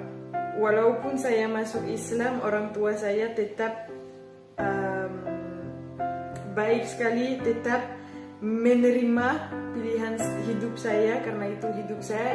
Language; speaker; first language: Indonesian; non-native, fluent; French